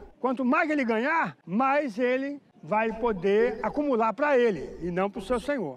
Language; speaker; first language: Portuguese; native; Portuguese